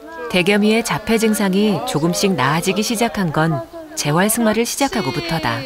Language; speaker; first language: Korean; native; Korean